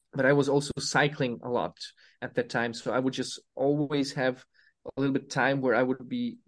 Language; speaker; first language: English; non-native, fluent; Serbian